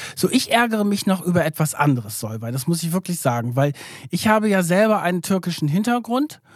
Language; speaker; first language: German; early bilingual, other home language; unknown